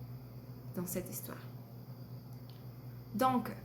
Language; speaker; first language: French; non-native, learner; Spanish